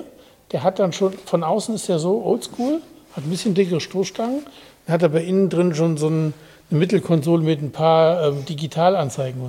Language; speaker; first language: German; native; German